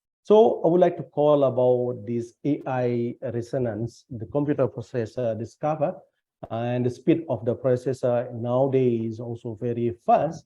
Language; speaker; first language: English; non-native, fluent; Indonesian